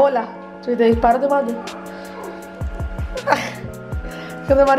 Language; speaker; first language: Spanish; native; Spanish